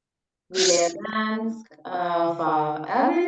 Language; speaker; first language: Danish; non-native, learner; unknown